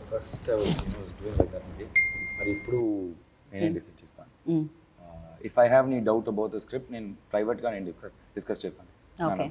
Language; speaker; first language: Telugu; non-native, learner; Tamil